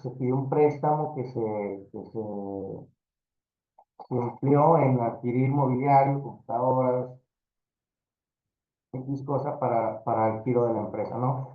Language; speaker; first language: Spanish; native; Spanish